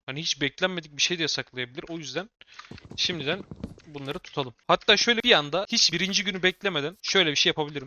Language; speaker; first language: Turkish; native; Turkish